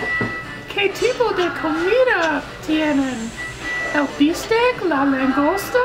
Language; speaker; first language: Spanish; non-native, learner; English